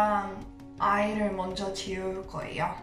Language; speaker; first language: Korean; non-native, fluent; English